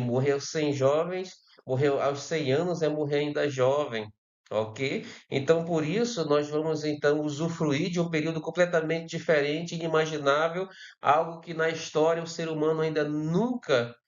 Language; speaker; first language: Portuguese; native; Portuguese